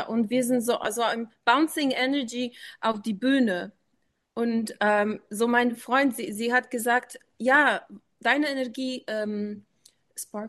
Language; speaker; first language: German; non-native, learner; English